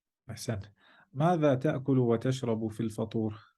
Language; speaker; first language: Arabic; non-native, fluent; English